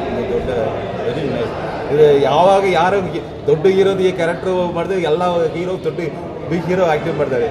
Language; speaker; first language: Kannada; non-native, learner; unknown